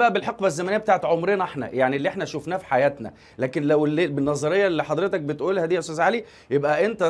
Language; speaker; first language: Arabic; native; Arabic